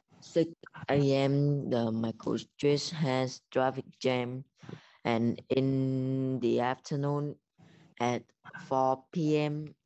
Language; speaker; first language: English; non-native, learner; Vietnamese